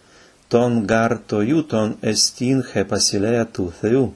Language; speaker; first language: Greek; non-native, fluent; Ukrainian